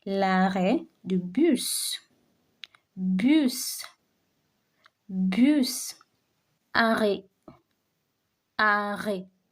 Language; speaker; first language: French; non-native, local second language; Swahili